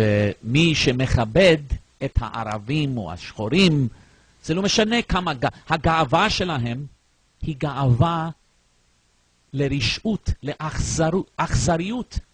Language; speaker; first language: Hebrew; non-native, fluent; English